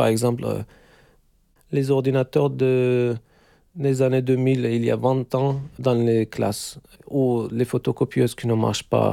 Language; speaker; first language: French; non-native, learner; Turkish